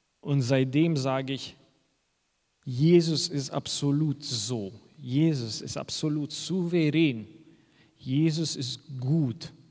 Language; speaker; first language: German; non-native, fluent; Russian